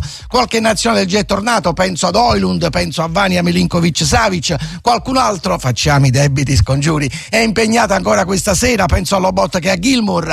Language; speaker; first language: Italian; native; Italian